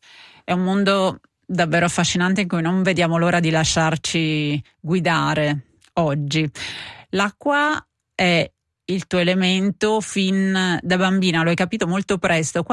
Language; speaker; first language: Italian; native; Italian